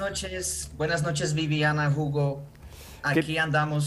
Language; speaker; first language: Spanish; non-native, fluent; Ukrainian